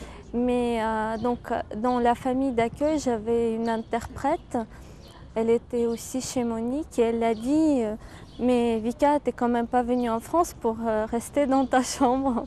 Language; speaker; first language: French; non-native, fluent; Ukrainian